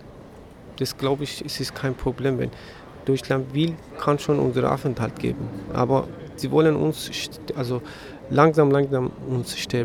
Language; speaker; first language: German; non-native, learner; Persian